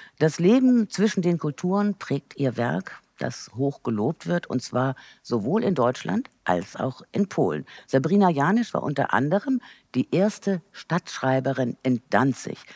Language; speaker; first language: German; native; German